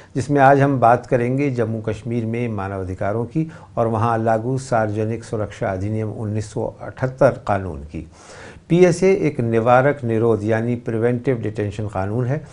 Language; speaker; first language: Hindi; native; Hindi